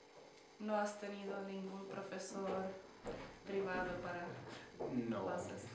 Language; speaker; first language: Spanish; non-native, fluent; Czech